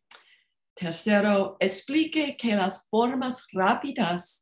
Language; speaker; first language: Spanish; non-native, fluent; English